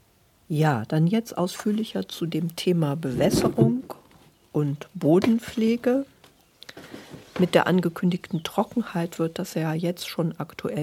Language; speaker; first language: German; native; German